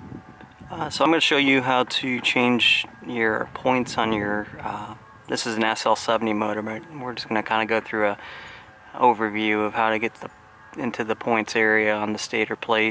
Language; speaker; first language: English; native; English